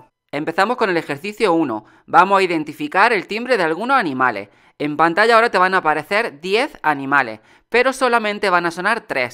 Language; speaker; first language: Spanish; native; Spanish